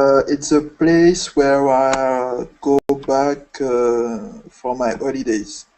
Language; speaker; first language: English; non-native, fluent; French